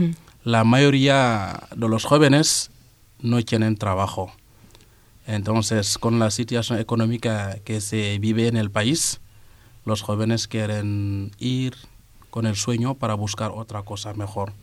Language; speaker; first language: Spanish; non-native, fluent; Serer